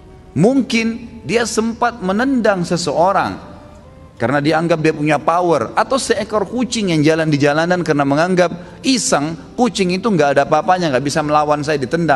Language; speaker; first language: Indonesian; native; Indonesian